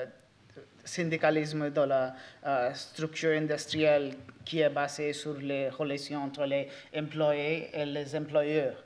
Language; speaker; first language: French; non-native, learner; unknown